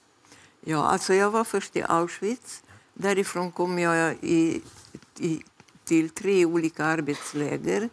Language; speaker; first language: Swedish; non-native, fluent; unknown